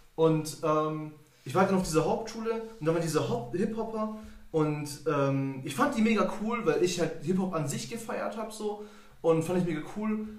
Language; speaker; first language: German; early bilingual, other home language; Turkish